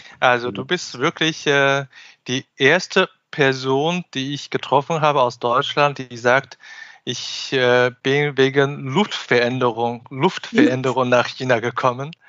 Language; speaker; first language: German; non-native, fluent; Chinese